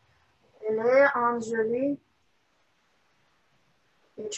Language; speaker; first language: French; non-native, learner; Russian